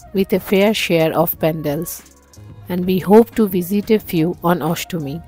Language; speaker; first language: English; non-native, local second language; Bangla